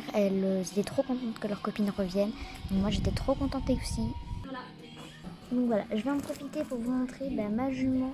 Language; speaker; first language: French; native; French